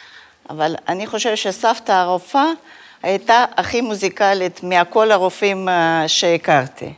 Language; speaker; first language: Hebrew; non-native, fluent; Russian